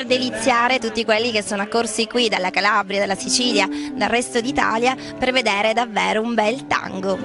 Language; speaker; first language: Italian; native; Italian